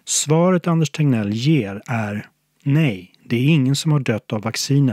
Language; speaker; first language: Swedish; native; Swedish